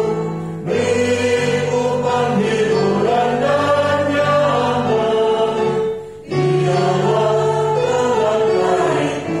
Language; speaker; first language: Chinese; early bilingual, heritage; Indonesian